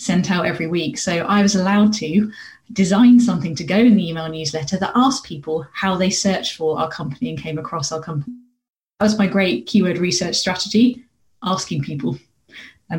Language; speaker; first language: English; native; English